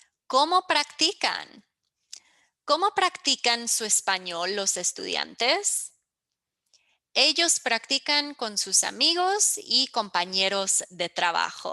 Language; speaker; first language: Spanish; early bilingual, heritage; English